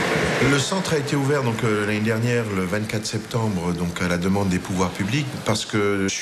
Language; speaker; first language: French; native; French